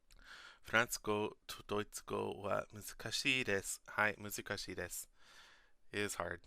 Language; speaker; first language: Japanese; non-native, learner; English